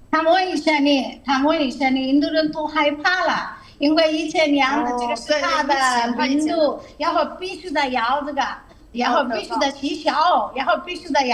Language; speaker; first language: Chinese; non-native, learner; Telugu